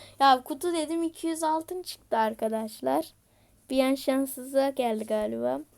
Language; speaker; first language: Turkish; native; Turkish